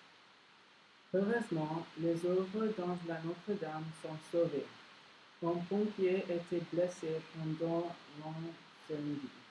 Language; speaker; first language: French; non-native, learner; English